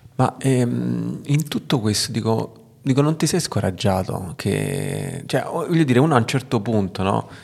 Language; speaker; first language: Italian; native; Italian